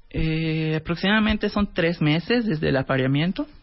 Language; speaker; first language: Spanish; native; Spanish